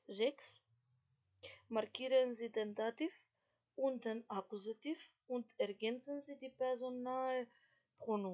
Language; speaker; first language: German; non-native, fluent; Macedonian